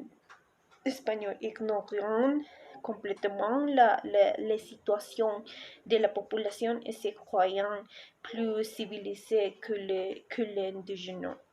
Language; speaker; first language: French; non-native, learner; Spanish